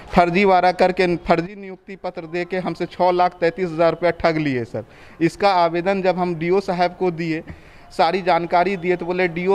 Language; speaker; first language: Hindi; native; Hindi